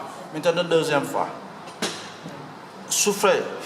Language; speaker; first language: French; non-native, learner; Vietnamese